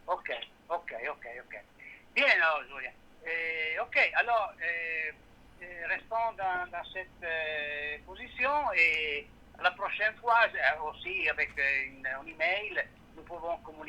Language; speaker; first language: French; non-native, learner; Italian